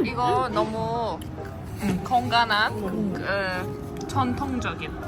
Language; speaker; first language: Korean; non-native, fluent; Azerbaijani